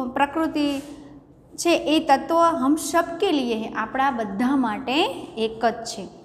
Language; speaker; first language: Hindi; non-native, local second language; Gujarati